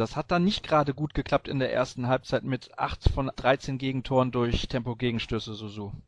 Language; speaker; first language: German; native; German